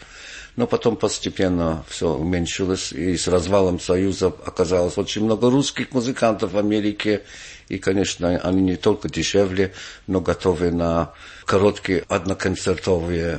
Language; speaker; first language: Russian; non-native, fluent; English